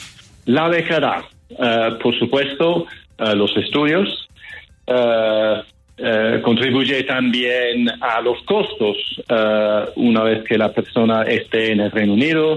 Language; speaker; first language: Spanish; non-native, fluent; English